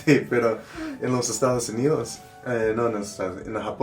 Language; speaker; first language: Spanish; non-native, learner; English